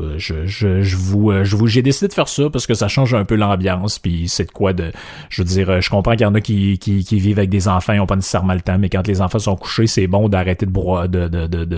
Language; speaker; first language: French; native; French